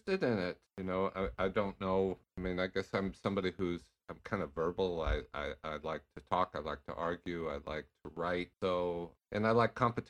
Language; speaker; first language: English; native; English